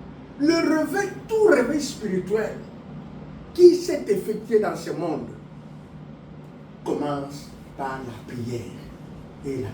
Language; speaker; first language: French; non-native, local second language; Lingala